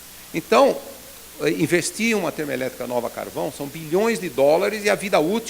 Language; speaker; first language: Portuguese; native; Portuguese